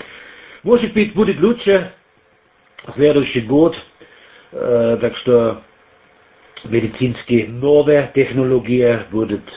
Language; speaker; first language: Russian; non-native, learner; German